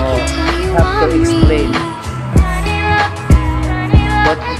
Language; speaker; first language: English; non-native, local second language; Cebuano